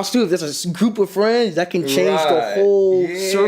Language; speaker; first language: English; native; English